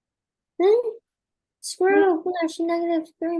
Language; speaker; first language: Chinese; early bilingual, heritage; Chinese